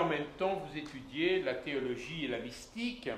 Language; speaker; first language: French; native; French